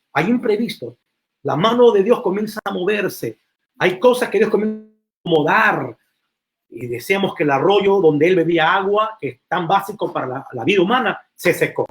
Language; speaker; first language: Spanish; native; Spanish